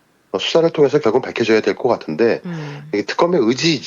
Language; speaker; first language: Korean; native; Korean